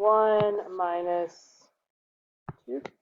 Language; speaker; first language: English; native; English